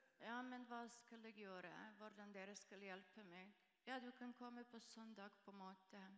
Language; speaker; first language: Norwegian; non-native, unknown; Croatian